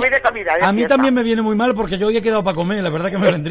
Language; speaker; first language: Spanish; native; Spanish